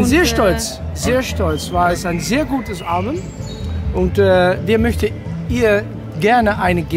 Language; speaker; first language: German; non-native, learner; Dutch